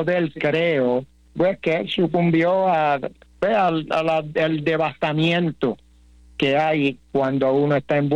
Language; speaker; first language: Spanish; native; Spanish